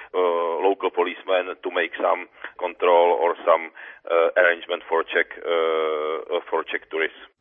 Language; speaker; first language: English; non-native, fluent; Czech